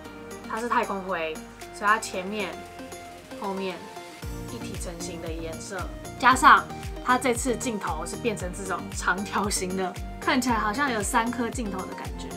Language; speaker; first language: Chinese; native; Chinese